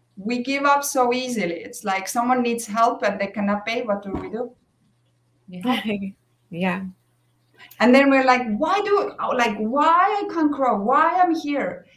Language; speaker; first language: English; non-native, fluent; Estonian